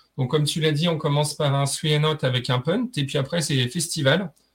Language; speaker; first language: French; native; French